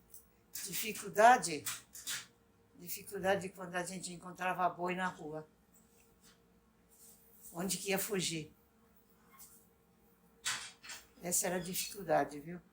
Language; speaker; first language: Portuguese; non-native, local second language; Japanese